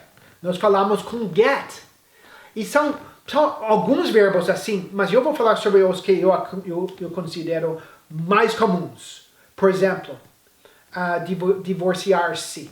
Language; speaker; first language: Portuguese; non-native, fluent; English